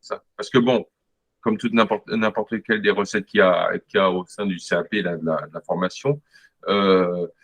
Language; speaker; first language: French; native; French